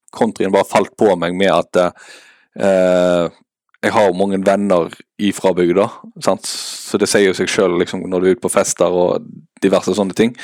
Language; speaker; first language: Norwegian; native; Norwegian